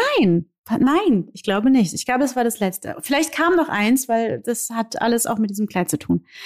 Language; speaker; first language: German; early bilingual, other home language; Portuguese